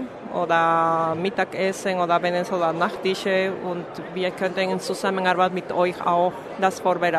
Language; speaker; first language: German; non-native, fluent; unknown